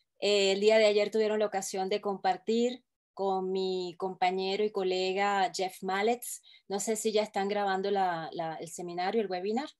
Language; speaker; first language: Spanish; native; Spanish